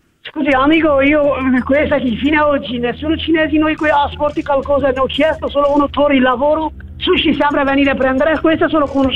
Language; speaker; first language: Italian; non-native, learner; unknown